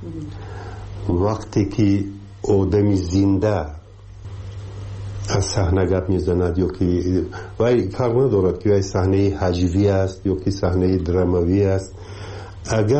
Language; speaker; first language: Persian; native; Persian